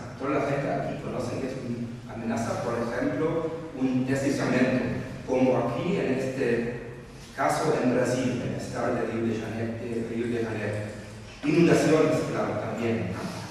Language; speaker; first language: Spanish; non-native, fluent; German